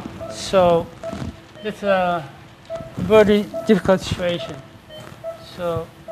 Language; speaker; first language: English; non-native, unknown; Japanese